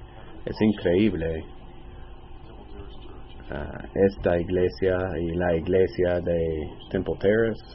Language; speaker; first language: Spanish; non-native, fluent; English